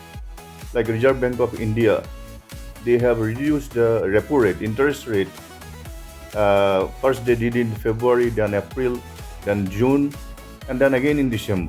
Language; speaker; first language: English; non-native, local second language; Assamese